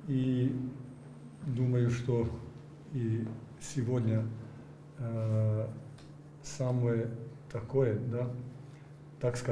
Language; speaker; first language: Russian; non-native, learner; Serbian